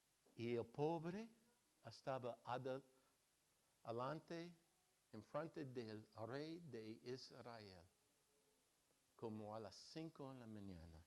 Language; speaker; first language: Spanish; non-native, fluent; English